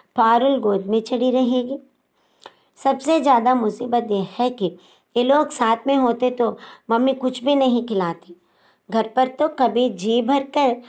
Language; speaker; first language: Hindi; non-native, local second language; Telugu